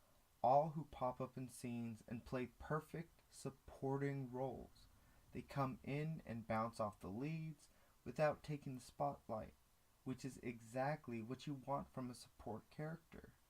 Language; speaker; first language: English; native; English